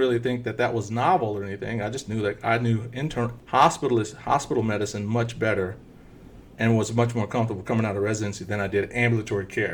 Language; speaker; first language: English; native; English